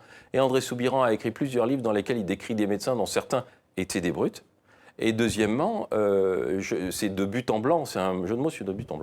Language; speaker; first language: French; native; French